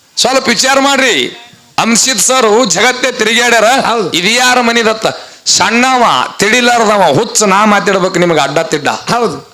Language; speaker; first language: Kannada; native; Kannada